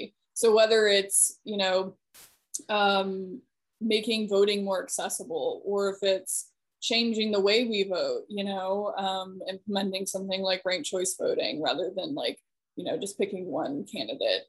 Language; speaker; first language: English; native; English